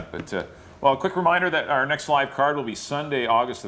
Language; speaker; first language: English; native; English